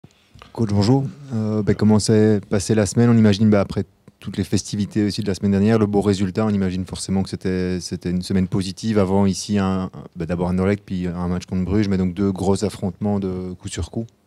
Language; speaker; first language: French; native; French